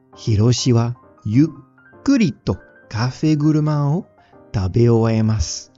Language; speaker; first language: Japanese; non-native, fluent; French